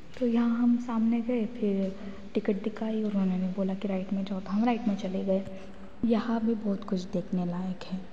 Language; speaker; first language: Hindi; non-native, local second language; Marathi